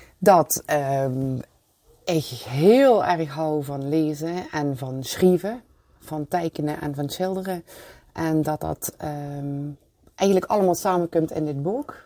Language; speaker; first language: Dutch; non-native, local second language; Limburgish